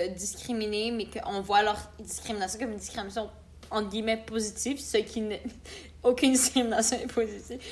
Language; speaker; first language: French; native; French